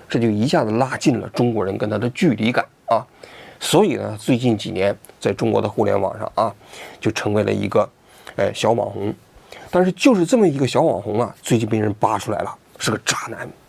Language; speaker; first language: Chinese; native; Chinese